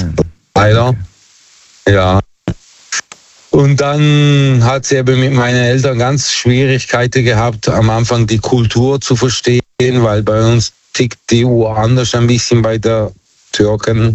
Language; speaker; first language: German; early bilingual, other home language; Turkish